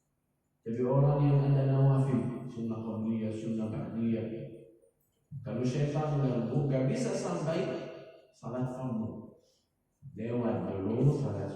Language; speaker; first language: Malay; non-native, learner; Arabic